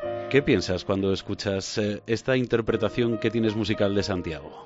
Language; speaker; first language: Spanish; native; Spanish